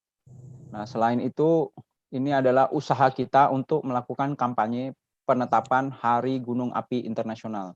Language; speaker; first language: Indonesian; native; Indonesian